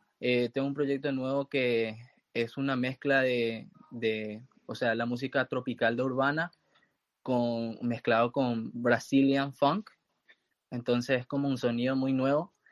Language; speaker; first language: Spanish; early bilingual, heritage; Spanish